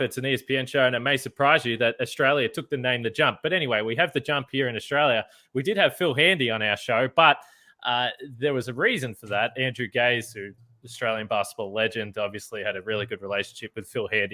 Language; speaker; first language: English; native; English